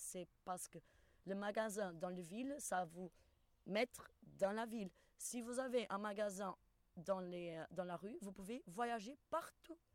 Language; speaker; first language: French; non-native, fluent; Portuguese